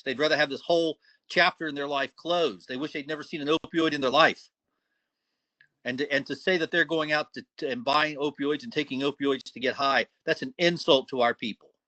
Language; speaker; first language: English; native; English